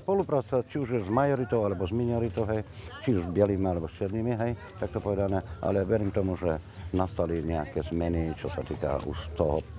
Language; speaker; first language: Slovak; native; Slovak